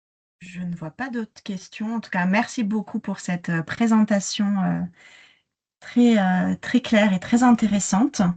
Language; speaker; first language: French; native; French